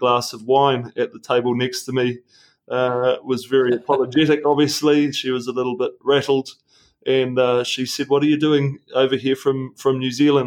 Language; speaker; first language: English; native; English